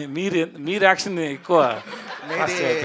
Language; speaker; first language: Telugu; non-native, learner; Tamil